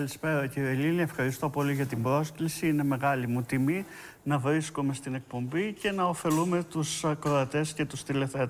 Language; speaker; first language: Greek; native; Greek